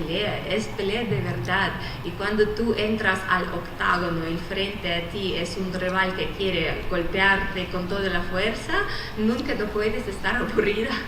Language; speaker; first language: Spanish; non-native, fluent; Russian